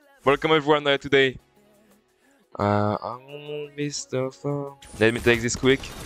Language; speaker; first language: English; non-native, fluent; French